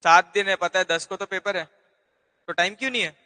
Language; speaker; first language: Hindi; non-native, local second language; Marathi